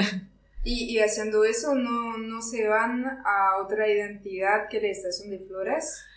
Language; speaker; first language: Spanish; non-native, fluent; French